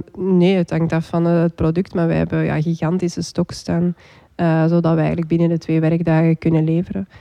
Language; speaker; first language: Dutch; native; Dutch